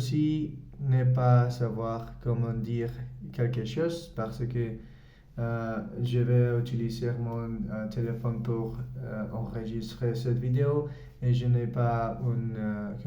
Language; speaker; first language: French; non-native, learner; Spanish